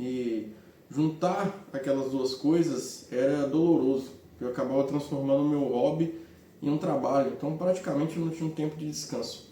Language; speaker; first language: Portuguese; native; Portuguese